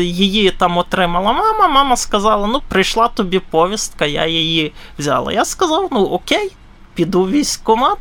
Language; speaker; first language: Ukrainian; native; Ukrainian